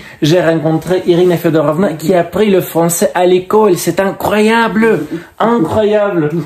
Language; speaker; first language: French; non-native, fluent; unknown